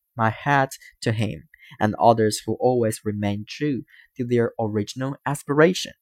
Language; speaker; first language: English; non-native, fluent; Chinese